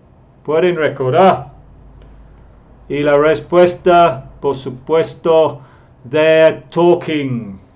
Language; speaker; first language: Spanish; non-native, fluent; English